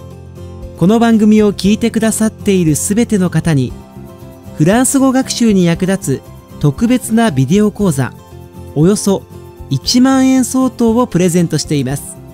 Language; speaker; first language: Japanese; native; Japanese